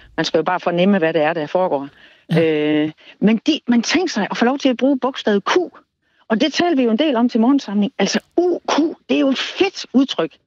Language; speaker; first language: Danish; native; Danish